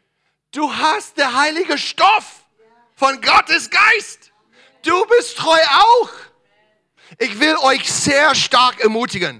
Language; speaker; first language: German; non-native, fluent; English